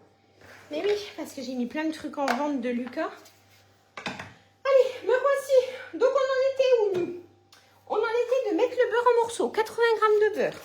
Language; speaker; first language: French; native; French